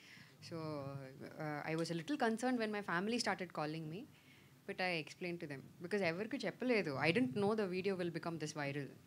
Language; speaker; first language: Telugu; non-native, fluent; Tamil